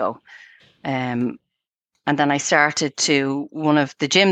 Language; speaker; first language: English; native; English